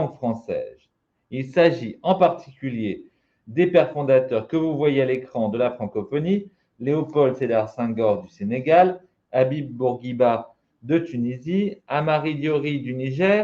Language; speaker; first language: French; native; French